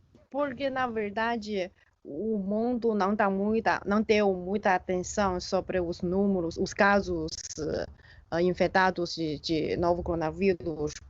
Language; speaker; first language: Portuguese; non-native, fluent; Chinese